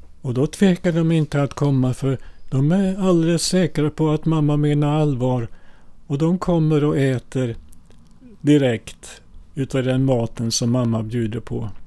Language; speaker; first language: Swedish; early bilingual, other home language; Finnish